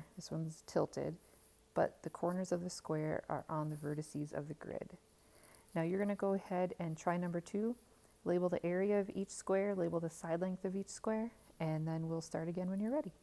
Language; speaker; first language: English; native; English